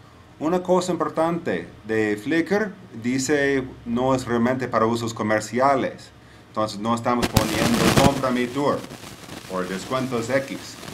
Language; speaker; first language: Spanish; non-native, fluent; English